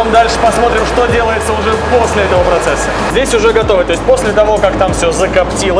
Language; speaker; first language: Russian; native; Russian